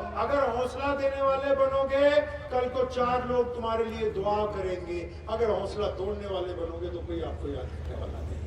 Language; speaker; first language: Urdu; non-native, local second language; Punjabi